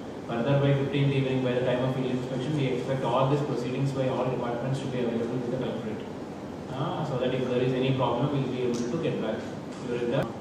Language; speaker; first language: English; non-native, local second language; Telugu